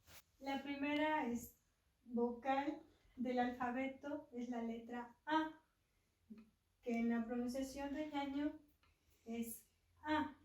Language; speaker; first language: Spanish; non-native, local second language; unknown